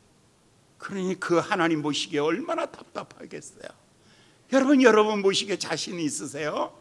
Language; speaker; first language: Korean; native; Korean